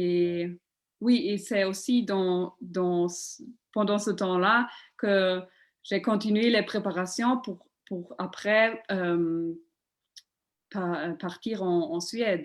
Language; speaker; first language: French; non-native, local second language; German